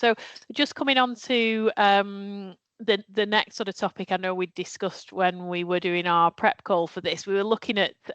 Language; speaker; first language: English; native; English